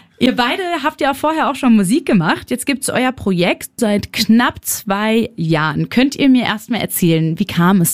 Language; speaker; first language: German; native; German